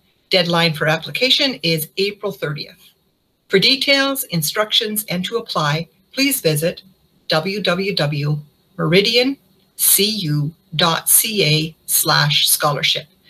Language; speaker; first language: English; native; English